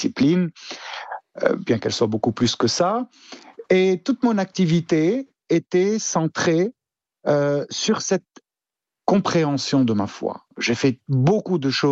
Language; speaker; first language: French; non-native, local second language; Arabic